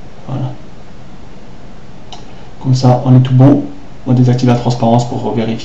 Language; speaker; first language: French; native; French